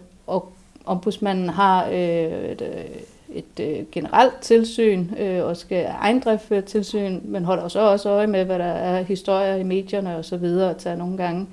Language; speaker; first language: Danish; native; Danish